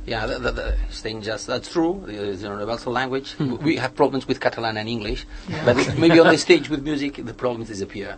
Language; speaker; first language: English; non-native, learner; Catalan